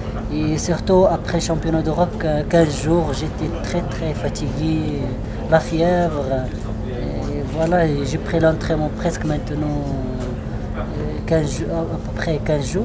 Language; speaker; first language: French; non-native, learner; Arabic